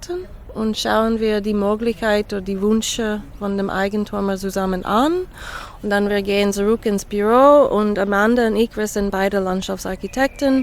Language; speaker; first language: German; non-native, fluent; English